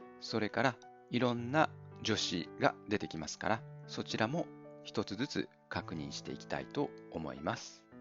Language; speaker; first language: Japanese; native; Japanese